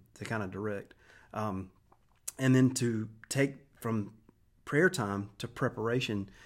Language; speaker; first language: English; native; English